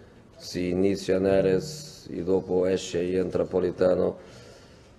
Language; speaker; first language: Italian; non-native, fluent; Portuguese